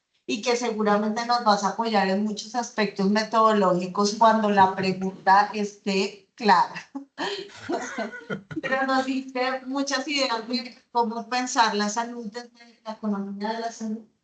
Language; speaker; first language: Spanish; native; Spanish